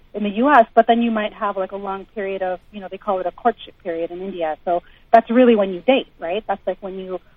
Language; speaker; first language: English; native; English